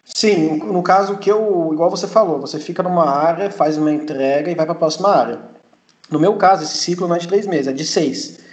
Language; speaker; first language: Portuguese; early bilingual, heritage; Portuguese